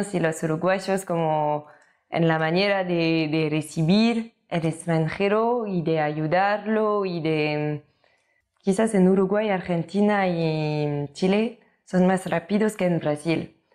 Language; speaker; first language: Spanish; non-native, learner; French